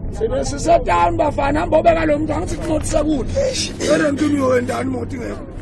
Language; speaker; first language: Zulu; non-native, local second language; Swati